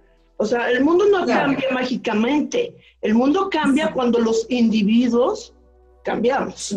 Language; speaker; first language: Spanish; native; Spanish